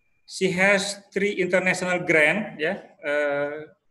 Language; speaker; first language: English; non-native, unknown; Indonesian